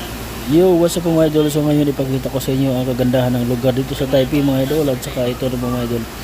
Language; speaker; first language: Filipino; non-native, local second language; Cebuano